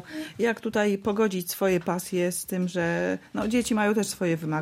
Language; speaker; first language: Polish; native; Polish